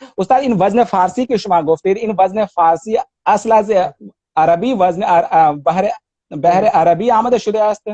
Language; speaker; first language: Persian; non-native, learner; Hindi